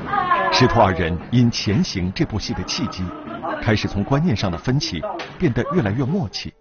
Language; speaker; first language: Chinese; native; Chinese